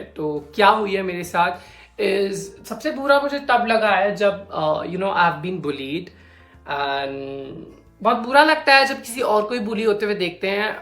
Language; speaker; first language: Hindi; native; Hindi